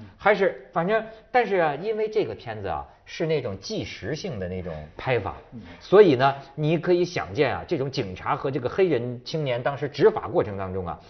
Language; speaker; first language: Chinese; native; Chinese